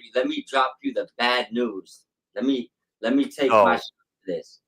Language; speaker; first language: English; native; English